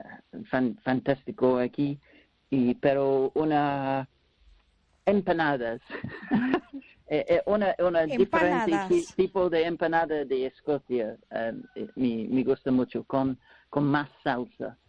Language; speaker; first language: Spanish; non-native, learner; English